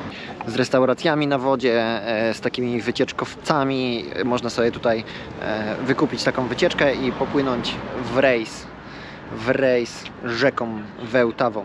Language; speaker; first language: Polish; native; Polish